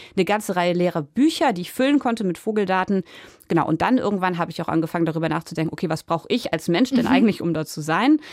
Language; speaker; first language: German; native; German